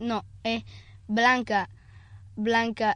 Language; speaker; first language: Spanish; early bilingual, other home language; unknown